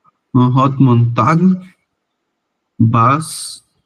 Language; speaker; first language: French; non-native, learner; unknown